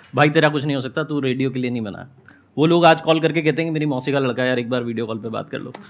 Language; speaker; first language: Hindi; native; Hindi